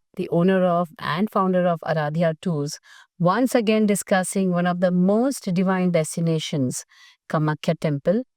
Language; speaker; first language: English; non-native, local second language; Gujarati